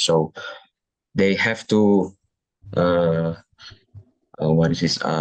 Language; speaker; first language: English; non-native, learner; Indonesian